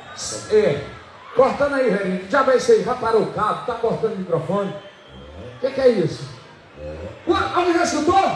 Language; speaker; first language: Portuguese; native; Portuguese